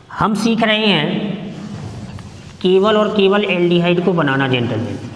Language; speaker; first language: Hindi; native; Hindi